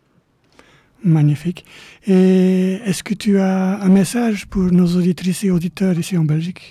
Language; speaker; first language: French; non-native, fluent; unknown